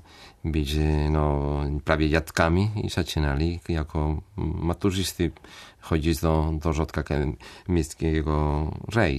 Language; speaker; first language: Polish; non-native, fluent; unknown